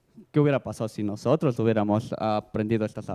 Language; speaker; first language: Spanish; native; Spanish